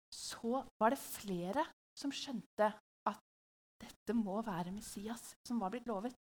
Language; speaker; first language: Norwegian; native; Norwegian